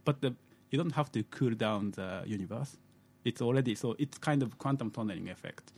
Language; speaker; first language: English; non-native, fluent; Japanese